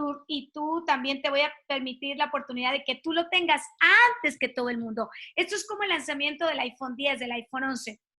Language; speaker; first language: Spanish; native; Spanish